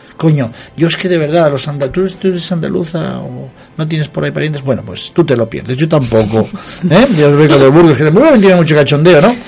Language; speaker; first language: Spanish; non-native, local second language; Catalan